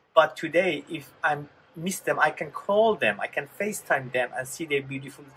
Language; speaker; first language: English; non-native, fluent; Persian